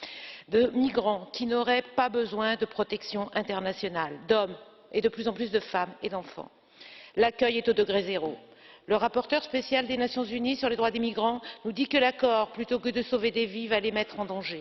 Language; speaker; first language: French; native; French